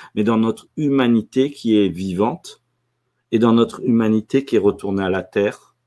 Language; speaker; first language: French; native; French